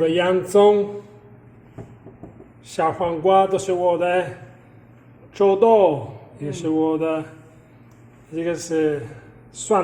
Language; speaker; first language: Chinese; non-native, fluent; Italian